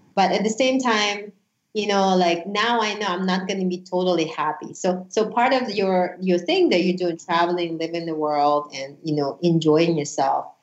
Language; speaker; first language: English; non-native, fluent; Russian